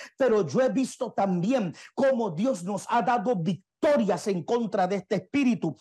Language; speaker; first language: Spanish; native; Spanish